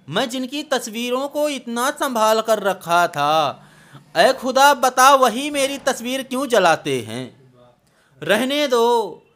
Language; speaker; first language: Hindi; native; Hindi